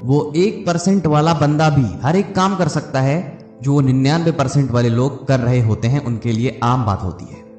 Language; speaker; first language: Hindi; native; Hindi